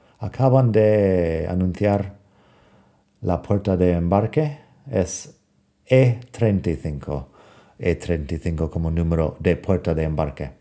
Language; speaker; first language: Spanish; non-native, fluent; English